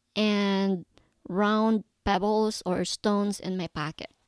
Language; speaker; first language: English; non-native, local second language; Cebuano